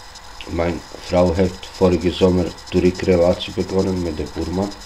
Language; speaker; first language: Dutch; non-native, local second language; Albanian